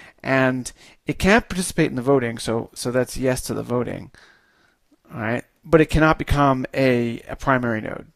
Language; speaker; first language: English; native; English